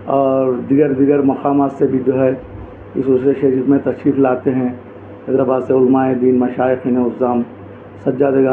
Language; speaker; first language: Urdu; native; Urdu